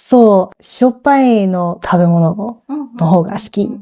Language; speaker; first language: Japanese; non-native, learner; English